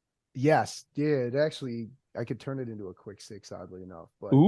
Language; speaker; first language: English; native; English